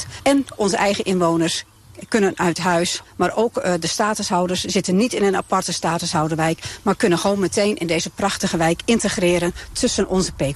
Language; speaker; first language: Dutch; native; Dutch